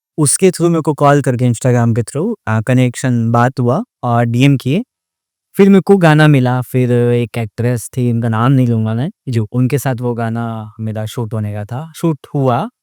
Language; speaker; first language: Hindi; non-native, local second language; Odia